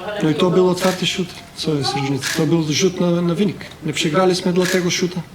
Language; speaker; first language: Polish; non-native, learner; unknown